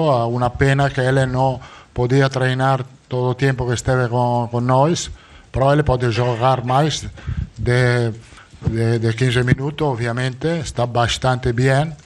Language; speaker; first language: Portuguese; non-native, fluent; Italian